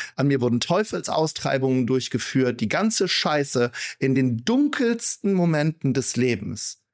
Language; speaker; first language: German; native; German